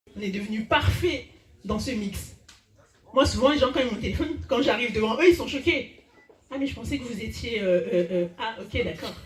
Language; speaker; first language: French; early bilingual, other home language; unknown